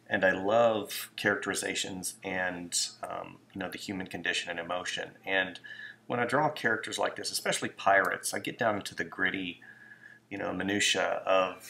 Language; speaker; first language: English; native; English